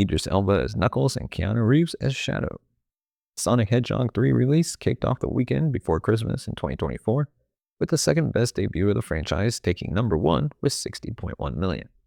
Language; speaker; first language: English; native; English